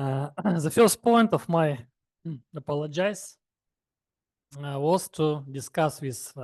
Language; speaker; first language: English; non-native, learner; Russian